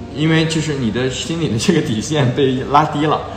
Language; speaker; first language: Chinese; native; Chinese